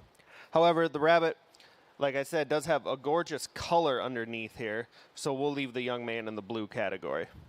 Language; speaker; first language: English; native; English